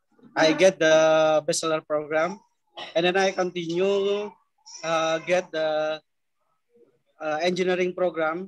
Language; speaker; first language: English; non-native, learner; Indonesian